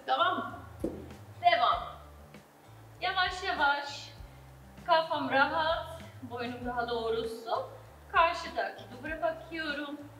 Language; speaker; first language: Turkish; non-native, fluent; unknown